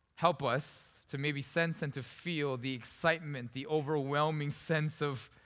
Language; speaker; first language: English; early bilingual, other home language; Korean